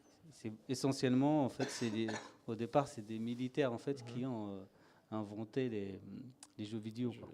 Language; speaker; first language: French; native; French